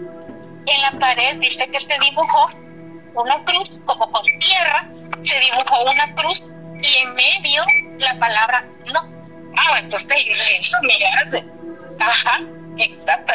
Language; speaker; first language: Spanish; native; Spanish